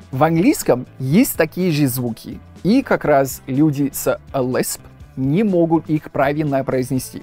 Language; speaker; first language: Russian; non-native, fluent; English